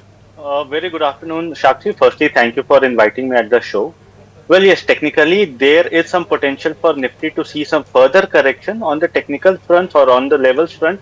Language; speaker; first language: English; non-native, local second language; Hindi